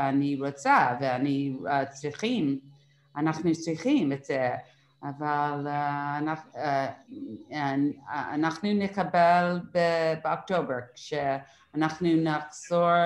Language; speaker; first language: Hebrew; non-native, learner; English